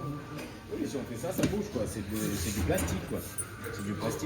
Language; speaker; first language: French; native; French